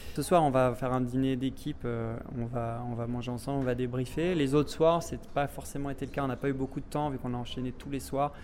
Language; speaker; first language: French; native; French